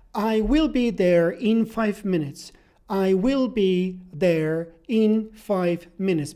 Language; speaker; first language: English; non-native, fluent; Turkish